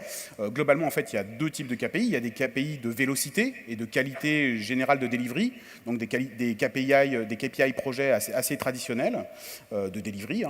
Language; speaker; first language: French; native; French